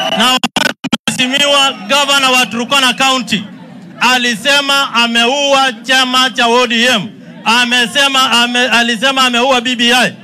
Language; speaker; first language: Swahili; non-native, local second language; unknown